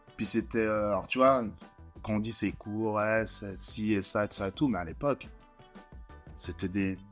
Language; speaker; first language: French; native; French